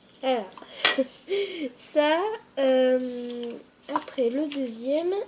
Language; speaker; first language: French; native; French